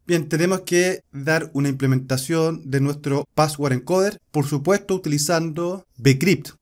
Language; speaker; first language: Spanish; native; Spanish